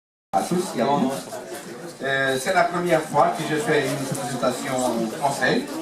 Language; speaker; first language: French; non-native, learner; Portuguese